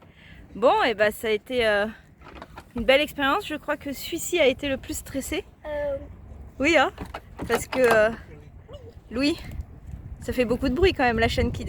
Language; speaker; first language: French; native; French